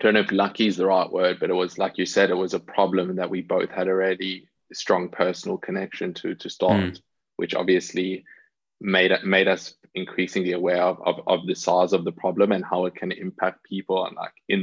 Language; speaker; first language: English; native; English